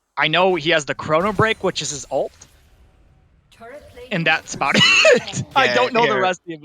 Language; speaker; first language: English; native; English